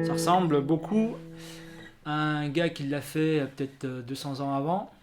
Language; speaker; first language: French; native; French